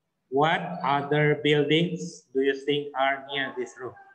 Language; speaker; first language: English; non-native, fluent; Indonesian